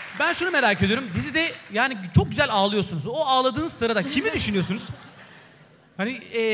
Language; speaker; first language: Turkish; native; Turkish